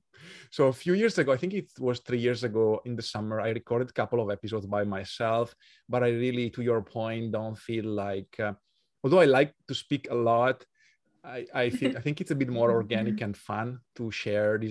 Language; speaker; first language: English; non-native, fluent; Italian